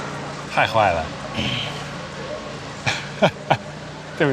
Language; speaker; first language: Chinese; non-native, fluent; Dutch